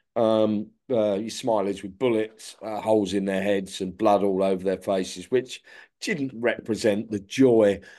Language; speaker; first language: English; native; English